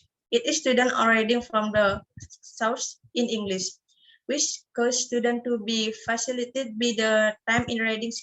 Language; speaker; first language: English; non-native, learner; Indonesian